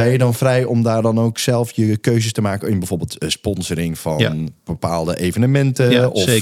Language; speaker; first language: Dutch; native; Dutch